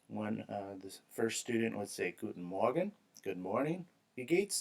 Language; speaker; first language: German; non-native, fluent; English